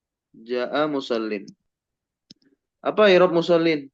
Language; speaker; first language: Arabic; non-native, fluent; Indonesian